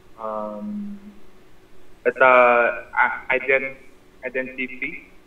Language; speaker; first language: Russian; non-native, learner; Vietnamese